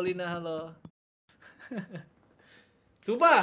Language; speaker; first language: English; non-native, learner; Indonesian